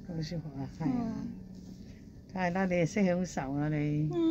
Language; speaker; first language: Cantonese; native; Cantonese